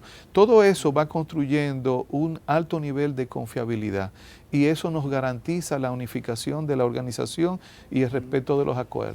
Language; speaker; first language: Spanish; native; Spanish